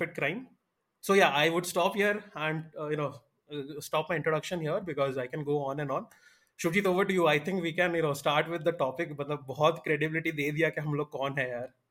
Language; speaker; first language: English; non-native, local second language; Malayalam